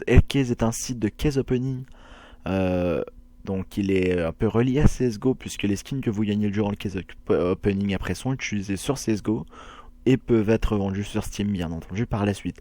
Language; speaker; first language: French; native; French